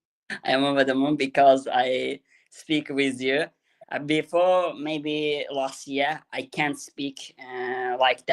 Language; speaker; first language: English; non-native, learner; Azerbaijani